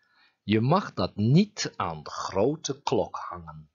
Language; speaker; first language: Dutch; non-native, fluent; Turkish